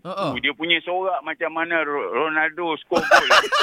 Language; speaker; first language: Malay; native; Malay